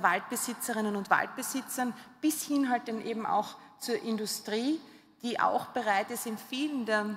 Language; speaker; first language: German; native; German